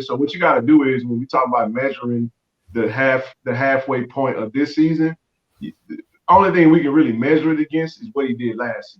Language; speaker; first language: English; native; English